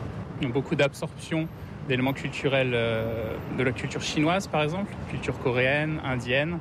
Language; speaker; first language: French; native; French